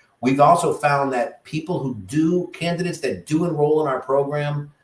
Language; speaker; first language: English; native; English